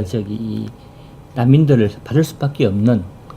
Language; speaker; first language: Korean; native; Korean